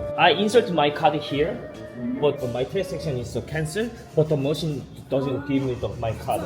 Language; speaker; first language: English; non-native, learner; Korean